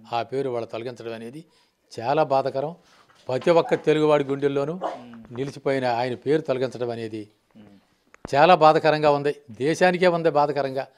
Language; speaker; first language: Telugu; native; Telugu